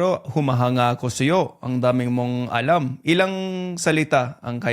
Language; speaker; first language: Filipino; non-native, fluent; English